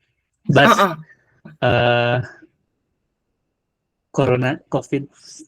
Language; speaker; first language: English; non-native, learner; Indonesian